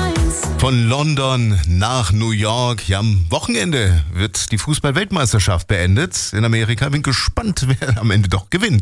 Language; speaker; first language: German; native; German